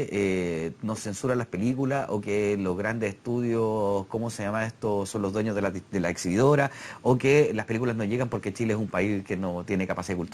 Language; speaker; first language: Spanish; native; Spanish